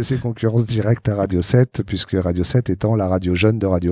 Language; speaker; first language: French; native; French